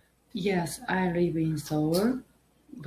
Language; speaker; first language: English; non-native, learner; Korean